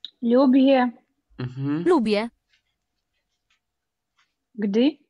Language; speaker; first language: Polish; non-native, learner; Russian